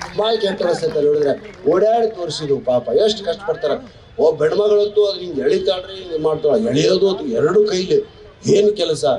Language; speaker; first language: Kannada; native; Kannada